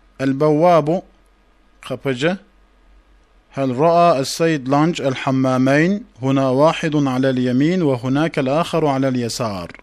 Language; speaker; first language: Arabic; non-native, fluent; Turkish